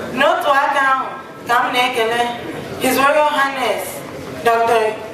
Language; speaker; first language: Igbo; early bilingual, heritage; Igbo